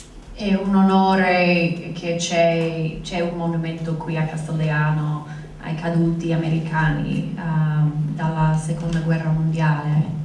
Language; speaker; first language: Italian; non-native, fluent; English